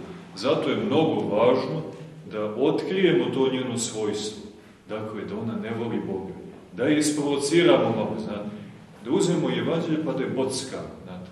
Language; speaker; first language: Serbian; native; Serbian